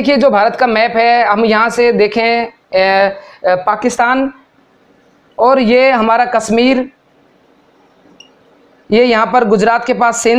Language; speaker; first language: Hindi; native; Hindi